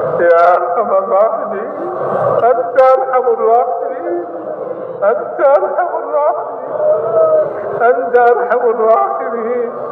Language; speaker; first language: Arabic; non-native, fluent; Bangla